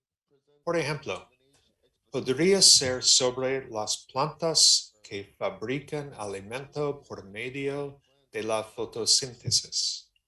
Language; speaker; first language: Spanish; non-native, learner; English